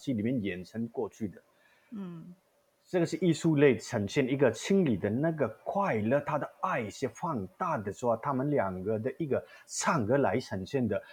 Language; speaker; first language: Chinese; non-native, learner; Manipuri